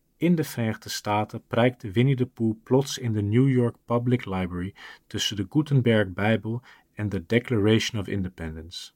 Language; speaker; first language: Dutch; native; Dutch